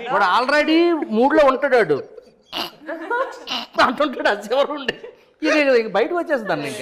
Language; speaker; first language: Telugu; native; Telugu